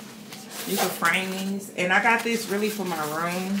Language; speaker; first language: English; native; English